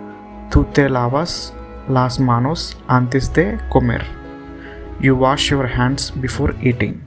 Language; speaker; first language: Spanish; non-native, fluent; Telugu